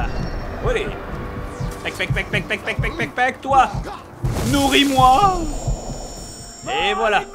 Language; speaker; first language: French; native; French